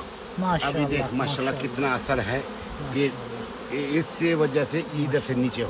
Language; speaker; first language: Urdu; non-native, learner; Nepali